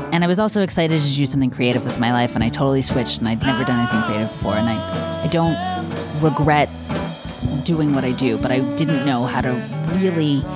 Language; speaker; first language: English; native; English